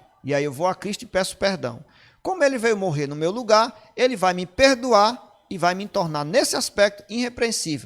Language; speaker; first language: Portuguese; native; Portuguese